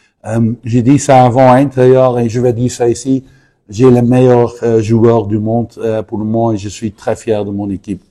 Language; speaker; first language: French; non-native, fluent; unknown